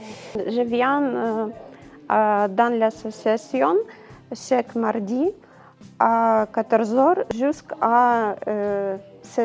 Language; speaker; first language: French; non-native, learner; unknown